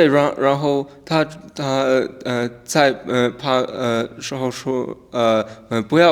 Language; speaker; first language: Chinese; non-native, learner; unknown